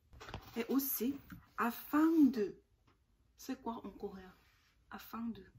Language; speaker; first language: French; non-native, learner; Korean